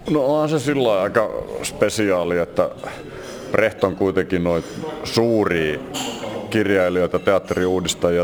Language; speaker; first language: Finnish; native; Finnish